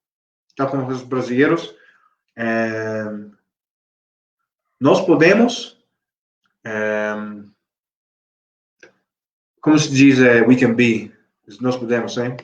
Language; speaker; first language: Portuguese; non-native, learner; English